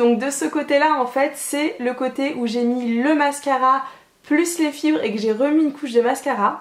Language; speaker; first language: French; native; French